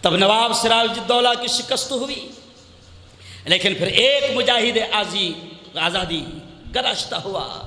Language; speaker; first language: Urdu; native; Urdu